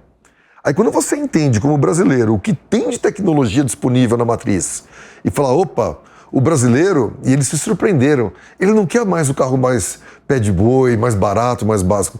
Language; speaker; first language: Portuguese; native; Portuguese